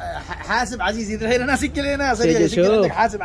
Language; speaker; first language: Arabic; non-native, learner; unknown